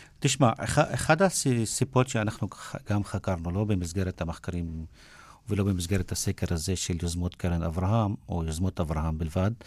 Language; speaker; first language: Hebrew; non-native, local second language; Arabic